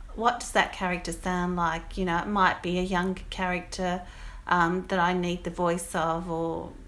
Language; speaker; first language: English; native; English